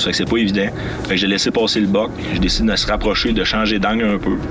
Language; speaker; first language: French; native; French